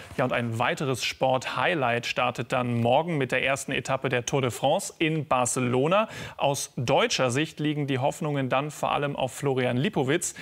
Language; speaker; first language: German; native; German